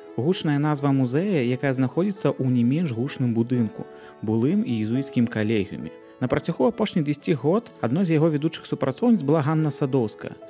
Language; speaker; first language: Belarusian; native; Belarusian